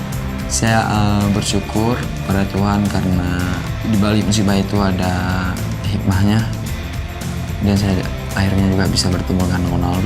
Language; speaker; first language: Indonesian; non-native, local second language; Achinese